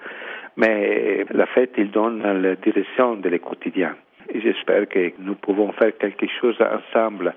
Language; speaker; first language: French; non-native, learner; Italian